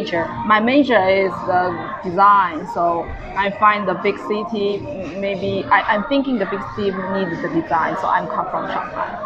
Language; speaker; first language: English; non-native, learner; Chinese